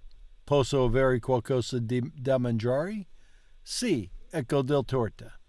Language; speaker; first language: Italian; non-native, learner; English